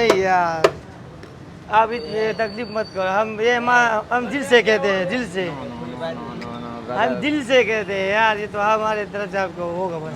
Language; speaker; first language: Hindi; non-native, local second language; Pashto